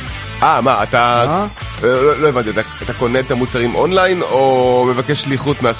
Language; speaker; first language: Hebrew; native; Hebrew